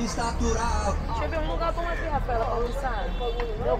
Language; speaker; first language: Portuguese; native; Portuguese